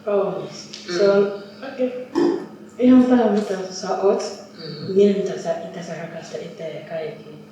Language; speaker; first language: Finnish; non-native, fluent; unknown